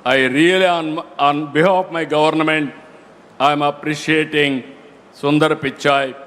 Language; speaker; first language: English; non-native, local second language; Telugu